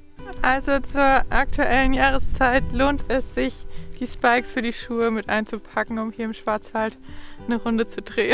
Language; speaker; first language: German; native; German